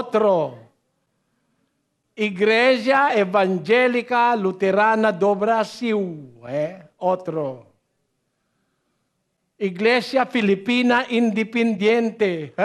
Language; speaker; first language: Portuguese; non-native, learner; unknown